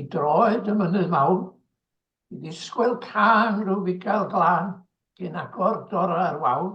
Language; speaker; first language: Welsh; native; Welsh